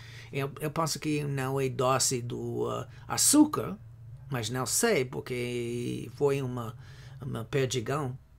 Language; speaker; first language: Portuguese; non-native, fluent; English